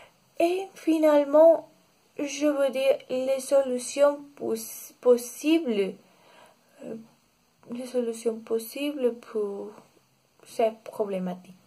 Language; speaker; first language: French; non-native, learner; Spanish